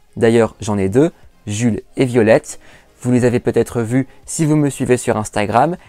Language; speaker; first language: French; native; French